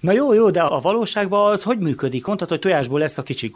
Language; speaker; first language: Hungarian; native; Hungarian